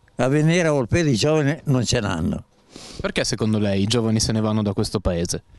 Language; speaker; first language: Italian; native; Italian